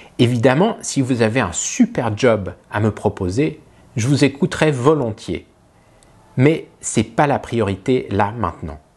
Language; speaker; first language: French; native; French